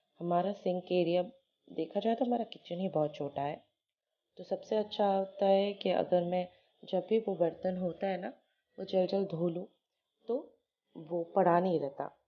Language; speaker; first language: Hindi; non-native, local second language; Bangla